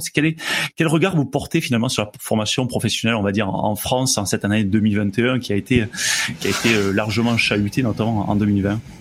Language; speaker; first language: French; native; French